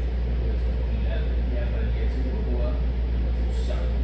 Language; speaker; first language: Arabic; non-native, learner; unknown